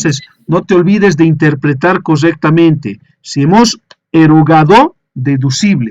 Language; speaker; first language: Spanish; native; Spanish